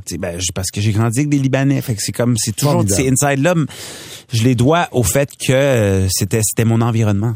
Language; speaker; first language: French; non-native, local second language; Punjabi